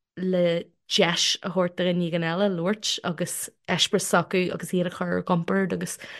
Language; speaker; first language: Irish; non-native, local second language; English